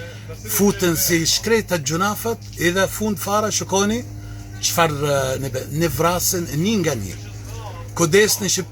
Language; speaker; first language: Albanian; non-native, learner; Arabic